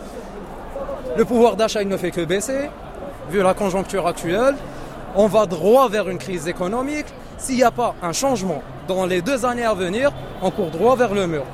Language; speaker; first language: French; non-native, local second language; Arabic